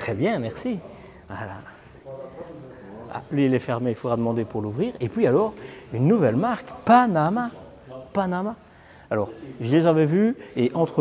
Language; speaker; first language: French; native; French